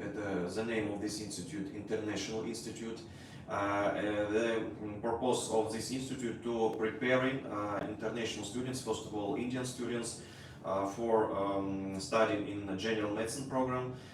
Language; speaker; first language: English; non-native, learner; Russian